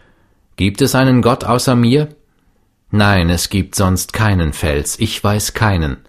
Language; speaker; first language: German; native; German